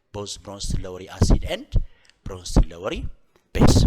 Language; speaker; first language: English; non-native, local second language; Amharic